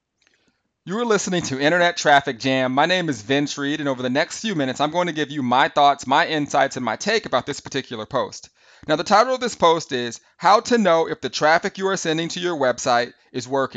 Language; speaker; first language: English; native; English